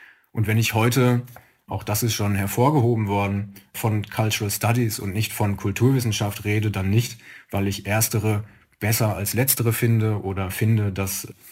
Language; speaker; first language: German; native; German